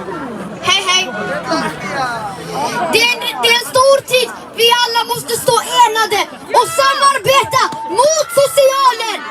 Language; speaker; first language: Swedish; early bilingual, other home language; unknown